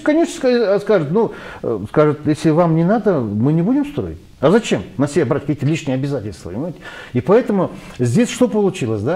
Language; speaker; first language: Russian; non-native, local second language; Kyrgyz